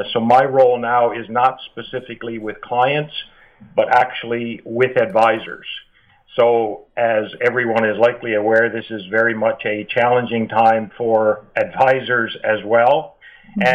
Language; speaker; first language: English; native; English